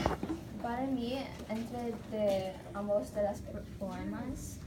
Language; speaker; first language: Spanish; non-native, learner; English